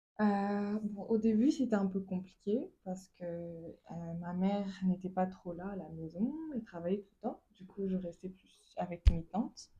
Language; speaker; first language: French; non-native, local second language; Lingala